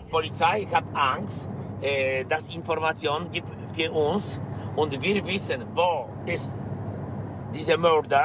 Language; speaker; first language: German; non-native, learner; Polish